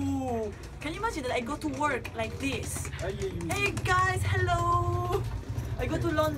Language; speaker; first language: English; non-native, fluent; Spanish